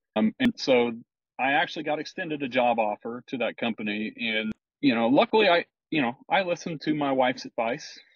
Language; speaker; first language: English; native; English